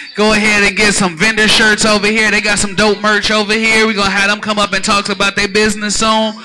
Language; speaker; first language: English; native; English